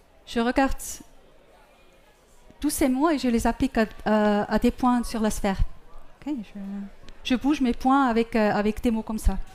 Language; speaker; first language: French; non-native, fluent; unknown